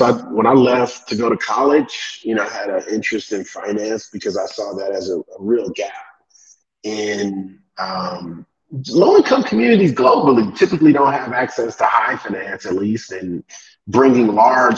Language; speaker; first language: English; native; English